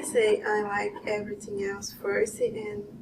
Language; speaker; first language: English; non-native, learner; Portuguese